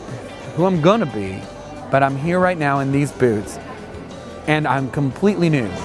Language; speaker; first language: English; native; English